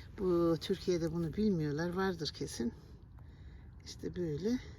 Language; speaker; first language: Turkish; native; Turkish